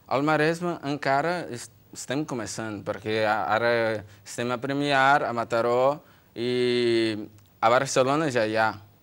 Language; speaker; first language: Catalan; non-native, learner; Portuguese